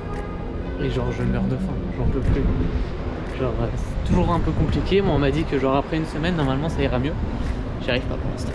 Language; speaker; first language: French; native; French